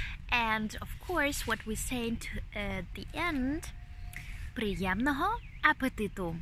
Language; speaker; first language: English; non-native, fluent; Ukrainian